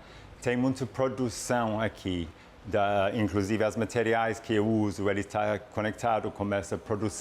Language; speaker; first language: Portuguese; non-native, fluent; English